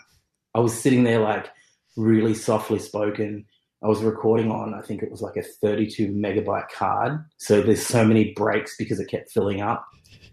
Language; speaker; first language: English; native; English